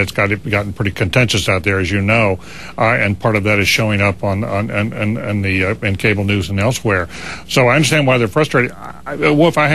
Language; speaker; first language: English; native; English